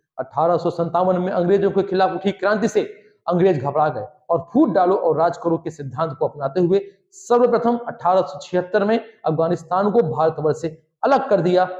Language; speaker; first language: Hindi; native; Hindi